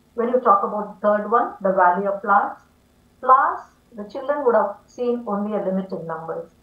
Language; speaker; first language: English; non-native, local second language; Tamil